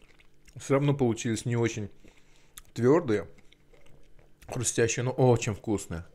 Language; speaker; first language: Russian; non-native, local second language; Azerbaijani